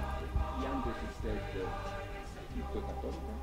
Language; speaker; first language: Spanish; non-native, fluent; Italian